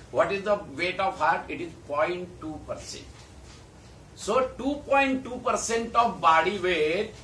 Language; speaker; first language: English; non-native, local second language; Marathi